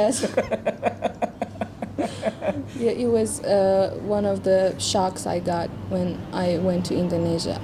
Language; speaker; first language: English; non-native, fluent; Persian